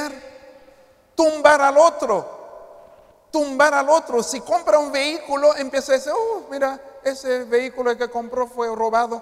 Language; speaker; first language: Spanish; non-native, fluent; Haitian Creole